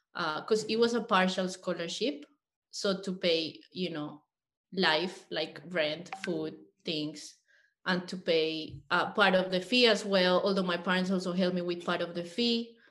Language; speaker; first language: English; non-native, fluent; Spanish